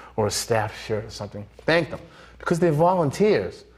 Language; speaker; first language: English; native; English